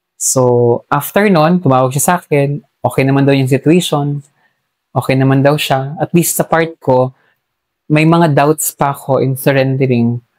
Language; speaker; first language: Filipino; non-native, local second language; Hiligaynon